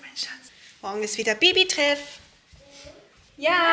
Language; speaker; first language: German; native; German